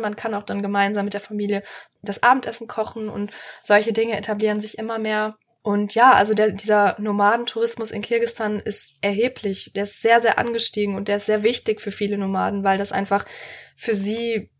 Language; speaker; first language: German; native; German